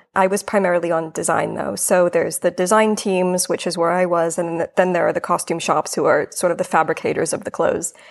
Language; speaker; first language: English; native; English